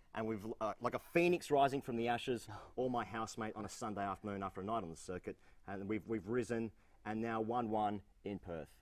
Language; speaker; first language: English; native; English